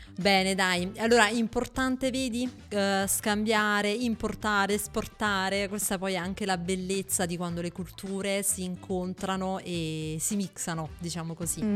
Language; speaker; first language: Italian; native; Italian